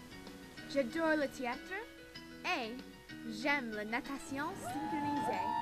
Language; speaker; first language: French; non-native, learner; English